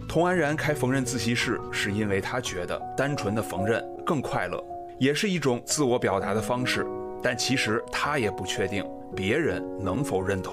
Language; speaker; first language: Chinese; native; Chinese